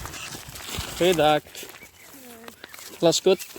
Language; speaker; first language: Dutch; non-native, learner; Filipino